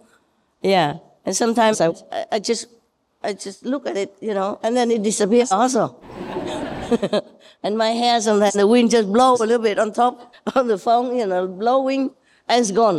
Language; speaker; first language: English; non-native, fluent; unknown